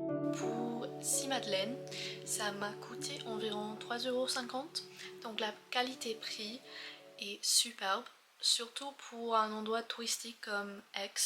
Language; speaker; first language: French; non-native, fluent; English